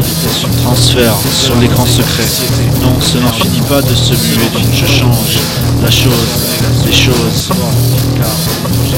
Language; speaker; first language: French; native; French